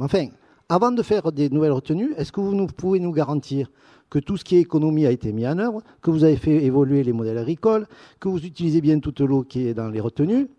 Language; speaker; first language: French; native; French